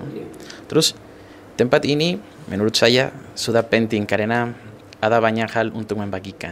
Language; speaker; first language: Indonesian; non-native, fluent; Spanish